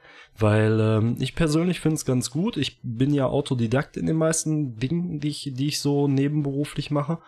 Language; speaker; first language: German; native; German